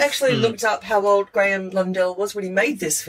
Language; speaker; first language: English; native; English